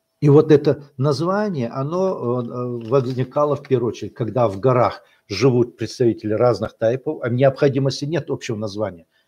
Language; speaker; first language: Russian; non-native, local second language; Chechen